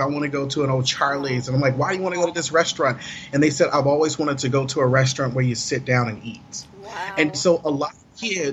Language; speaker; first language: English; native; English